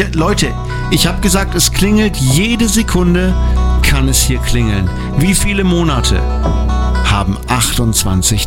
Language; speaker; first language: German; native; German